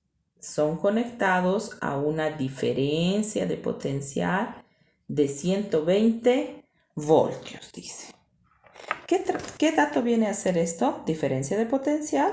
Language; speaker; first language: Spanish; native; Spanish